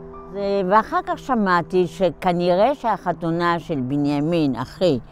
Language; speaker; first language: Hebrew; non-native, fluent; Polish